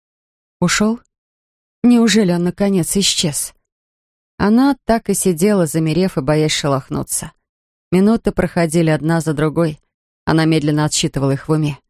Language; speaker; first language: Russian; native; Russian